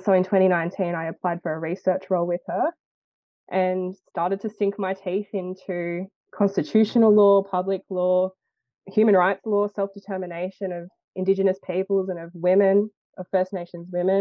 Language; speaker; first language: English; native; English